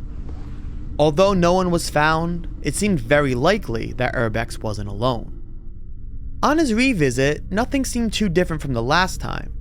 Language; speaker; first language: English; native; English